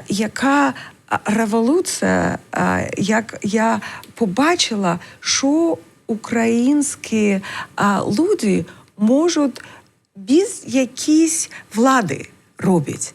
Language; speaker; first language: Ukrainian; non-native, learner; English